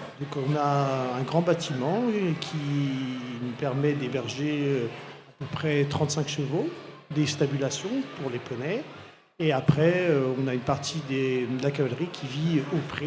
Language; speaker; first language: French; native; French